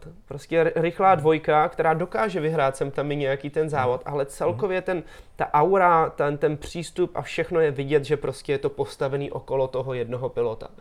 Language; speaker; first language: Czech; native; Czech